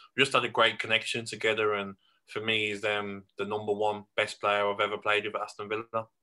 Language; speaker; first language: English; native; English